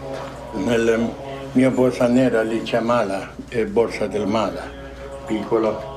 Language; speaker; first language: Italian; non-native, learner; Tibetan